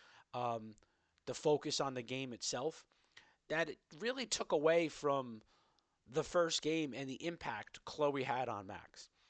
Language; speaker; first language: English; native; English